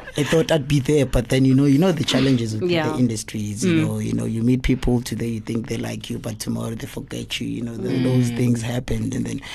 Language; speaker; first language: English; non-native, local second language; Zulu